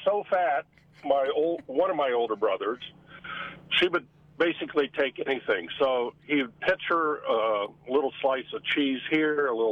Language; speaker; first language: English; native; English